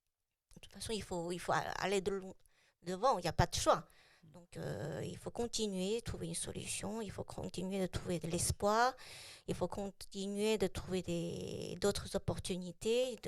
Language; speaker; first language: French; non-native, fluent; Chinese